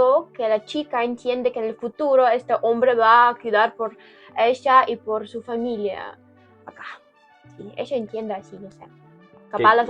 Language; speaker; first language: Spanish; non-native, learner; Ukrainian